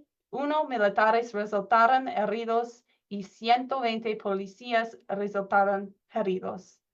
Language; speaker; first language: Spanish; non-native, learner; English